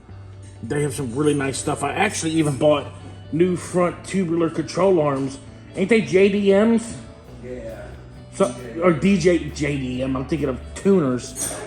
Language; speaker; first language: English; native; English